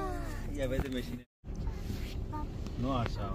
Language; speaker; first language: Romanian; non-native, learner; Bangla